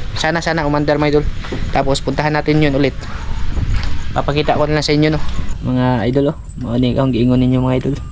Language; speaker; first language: Filipino; non-native, local second language; Cebuano